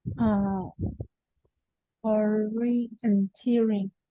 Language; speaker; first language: English; non-native, learner; Vietnamese